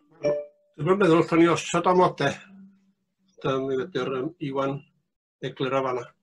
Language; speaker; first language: Welsh; native; Welsh